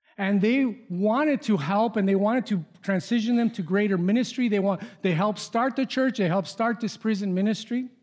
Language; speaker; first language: English; non-native, fluent; Spanish